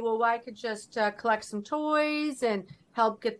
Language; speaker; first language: English; native; English